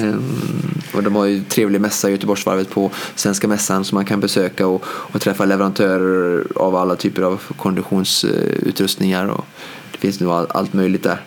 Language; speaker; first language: Swedish; native; Swedish